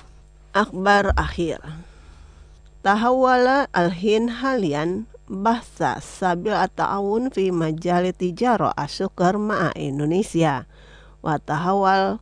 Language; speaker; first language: Arabic; non-native, fluent; Indonesian